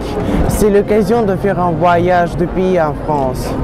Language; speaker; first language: French; non-native, learner; Russian